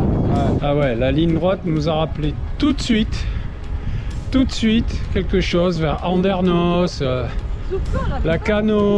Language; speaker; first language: French; native; French